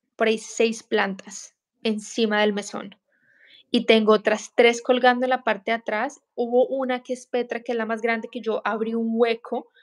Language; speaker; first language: Spanish; native; Spanish